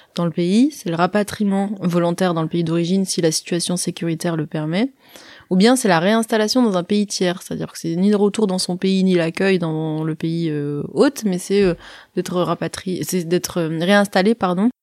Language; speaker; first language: French; early bilingual, other home language; Arabic